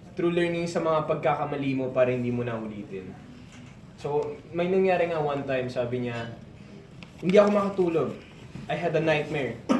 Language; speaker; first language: Filipino; early bilingual, heritage; Filipino